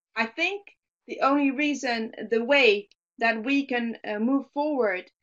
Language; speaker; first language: English; non-native, fluent; Dutch